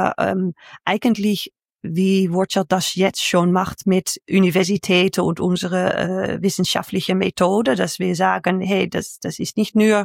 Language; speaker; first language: German; non-native, learner; Dutch